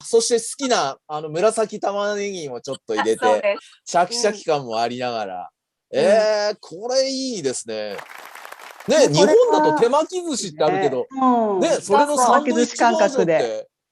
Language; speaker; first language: Japanese; native; Japanese